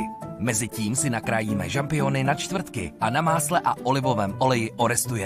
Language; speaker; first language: Czech; native; Czech